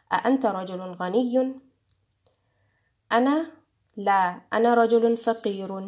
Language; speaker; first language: Arabic; non-native, fluent; Urdu